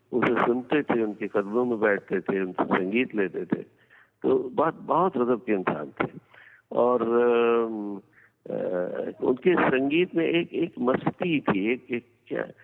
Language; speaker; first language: Hindi; non-native, local second language; Gujarati